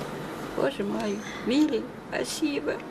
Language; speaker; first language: Russian; non-native, learner; French